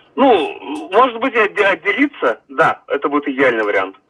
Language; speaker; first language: Russian; native; Russian